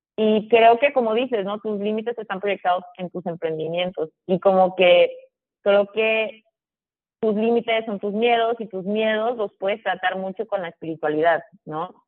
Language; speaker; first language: Spanish; native; Spanish